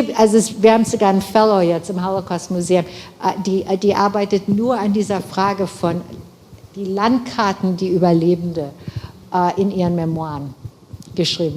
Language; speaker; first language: German; non-native, fluent; English